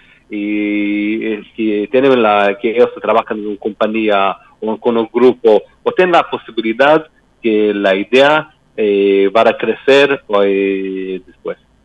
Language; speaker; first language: Spanish; non-native, learner; Hebrew